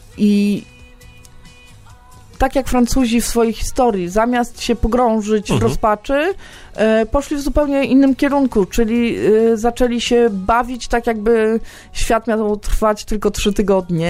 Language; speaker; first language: Polish; native; Polish